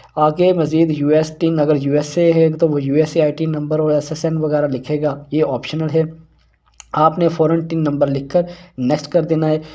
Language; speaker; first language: Urdu; non-native, local second language; Punjabi